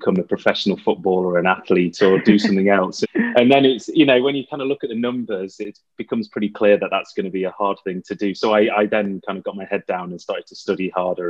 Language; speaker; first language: English; native; English